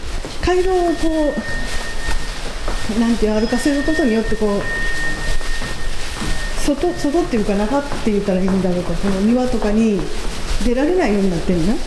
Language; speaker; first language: Japanese; native; Japanese